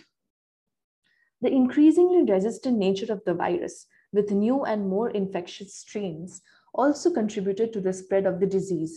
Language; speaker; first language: English; non-native, local second language; Bangla